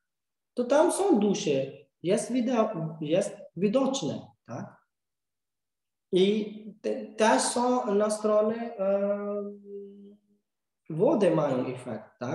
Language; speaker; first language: Polish; non-native, learner; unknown